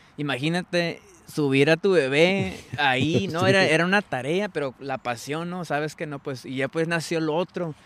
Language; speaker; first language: Spanish; early bilingual, heritage; Spanish